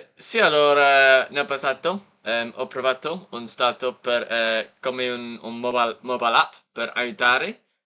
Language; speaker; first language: Italian; non-native, learner; English